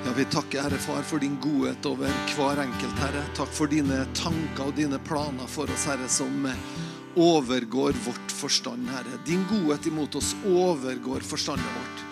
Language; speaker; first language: Norwegian; native; Norwegian